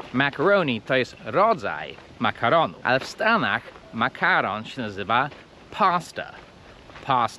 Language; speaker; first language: Polish; early bilingual, heritage; Polish